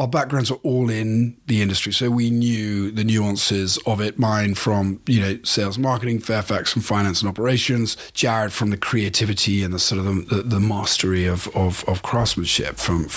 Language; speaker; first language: English; native; English